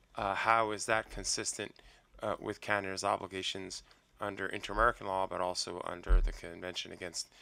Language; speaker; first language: English; native; English